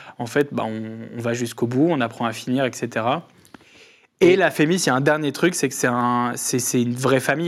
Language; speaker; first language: French; native; French